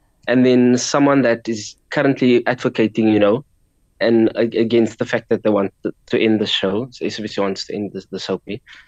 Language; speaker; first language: English; non-native, local second language; Afrikaans